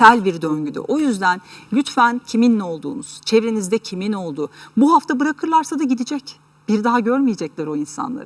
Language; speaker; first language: Turkish; native; Turkish